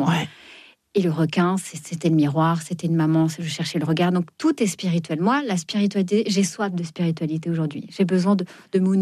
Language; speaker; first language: French; native; French